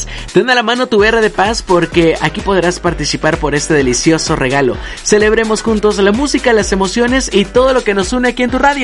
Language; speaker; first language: Spanish; native; Spanish